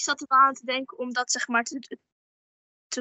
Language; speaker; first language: Dutch; native; Dutch